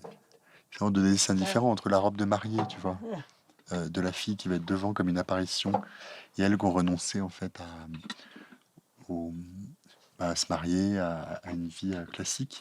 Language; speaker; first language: French; native; French